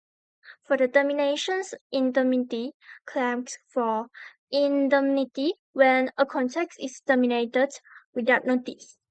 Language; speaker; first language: English; non-native, learner; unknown